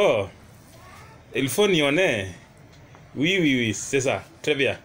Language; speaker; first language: French; non-native, learner; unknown